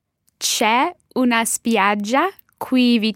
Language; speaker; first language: Italian; non-native, learner; English